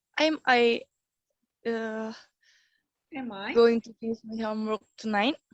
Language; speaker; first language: English; non-native, learner; Indonesian